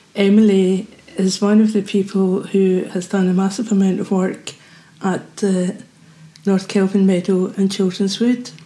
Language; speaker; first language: English; native; English